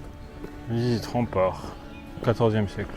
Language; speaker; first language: French; non-native, fluent; Japanese